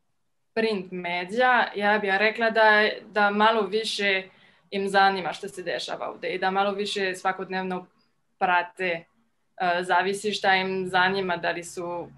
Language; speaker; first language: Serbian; non-native, fluent; French